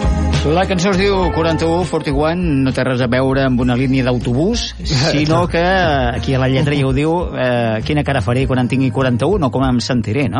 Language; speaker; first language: Catalan; native; Catalan